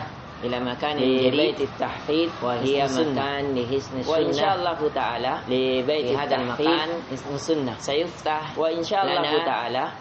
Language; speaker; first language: Arabic; non-native, fluent; Indonesian